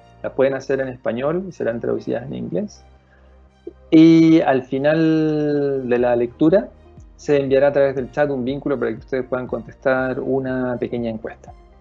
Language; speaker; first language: Spanish; native; Spanish